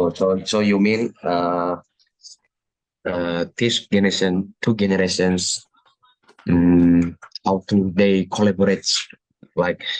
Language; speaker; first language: English; non-native, learner; Indonesian